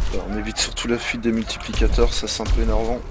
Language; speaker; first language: French; native; French